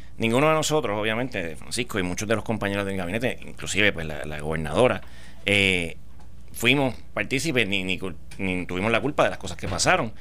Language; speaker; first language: Spanish; native; Spanish